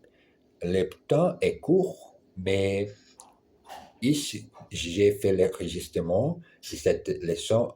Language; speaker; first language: French; non-native, learner; German